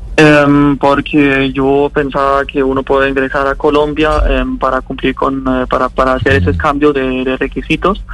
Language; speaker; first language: Spanish; non-native, fluent; German